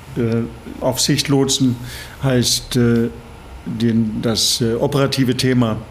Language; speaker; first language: German; non-native, fluent; Norwegian